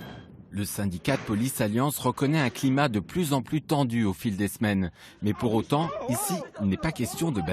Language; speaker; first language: French; native; French